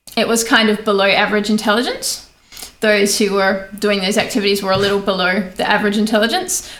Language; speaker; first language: English; native; English